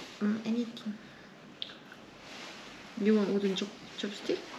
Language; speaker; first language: English; non-native, learner; Korean